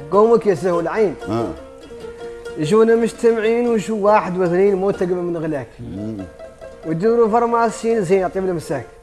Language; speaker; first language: Arabic; native; Arabic